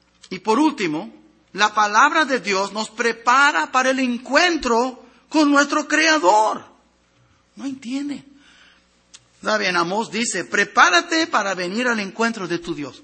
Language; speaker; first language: Spanish; non-native, fluent; English